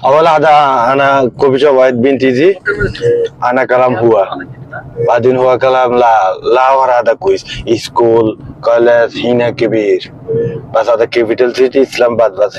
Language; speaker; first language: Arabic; non-native, learner; Bangla